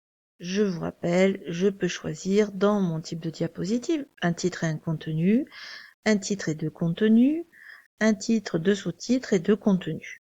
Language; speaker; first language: French; native; French